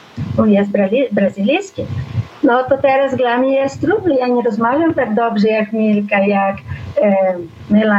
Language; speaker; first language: Polish; early bilingual, heritage; Portuguese